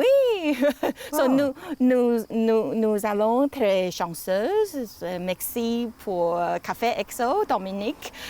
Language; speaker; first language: French; non-native, learner; Chinese